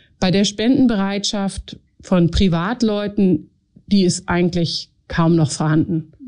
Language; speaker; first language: German; native; German